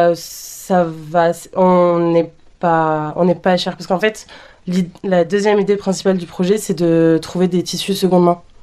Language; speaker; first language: French; native; French